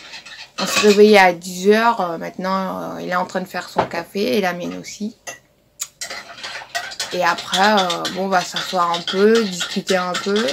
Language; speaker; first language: French; non-native, local second language; Morisyen